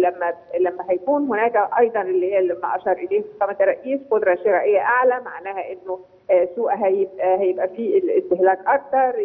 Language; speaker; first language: Arabic; native; Arabic